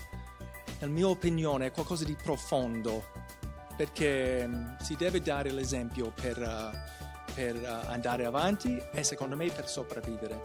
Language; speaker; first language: Italian; non-native, fluent; English